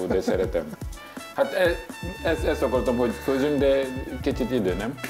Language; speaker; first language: Hungarian; non-native, learner; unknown